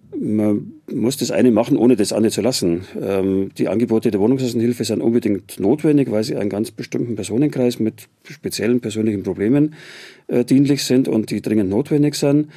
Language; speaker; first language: German; native; German